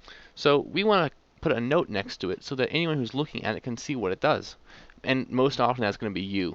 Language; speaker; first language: English; native; English